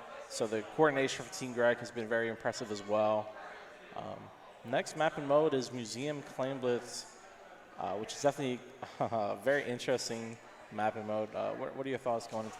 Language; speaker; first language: English; native; English